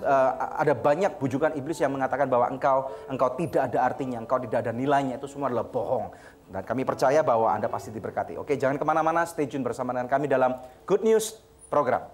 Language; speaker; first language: Indonesian; native; Indonesian